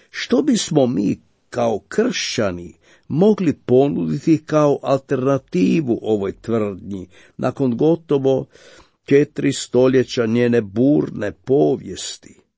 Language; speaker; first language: Croatian; native; Croatian